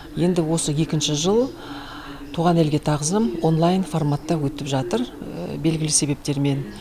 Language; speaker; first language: Kazakh; native; Kazakh